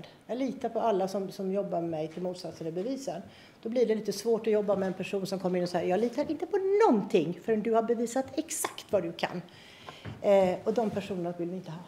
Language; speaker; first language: Swedish; native; Swedish